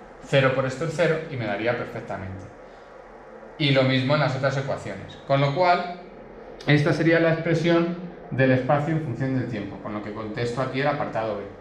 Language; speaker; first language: Spanish; native; Spanish